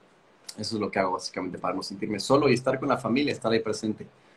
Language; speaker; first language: Spanish; native; Spanish